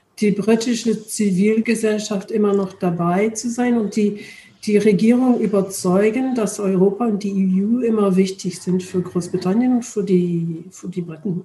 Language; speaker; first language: German; non-native, learner; English